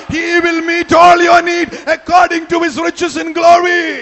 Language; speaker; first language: English; non-native, local second language; Malayalam